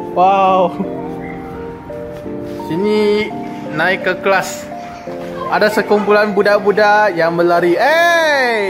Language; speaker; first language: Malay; non-native, local second language; Chinese